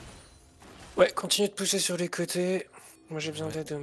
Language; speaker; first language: French; native; French